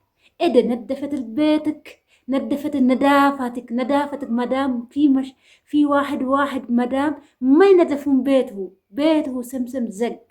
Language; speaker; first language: Arabic; non-native, learner; Oromo